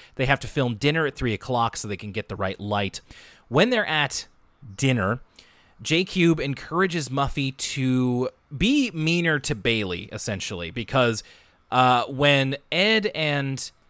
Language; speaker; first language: English; native; English